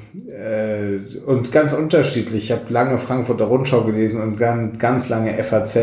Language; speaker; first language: German; native; German